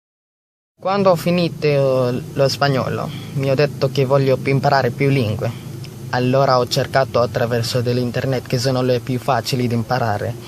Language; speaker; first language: Italian; non-native, learner; Filipino